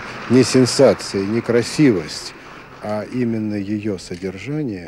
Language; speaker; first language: Russian; native; Russian